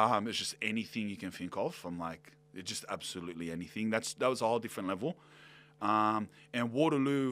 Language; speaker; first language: English; native; English